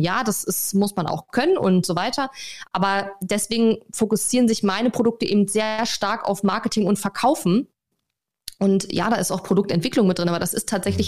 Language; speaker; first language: German; native; German